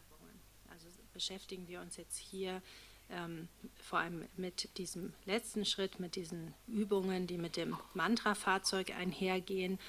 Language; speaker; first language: German; native; German